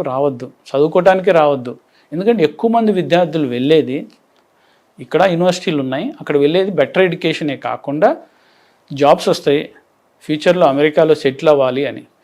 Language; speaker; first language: Telugu; native; Telugu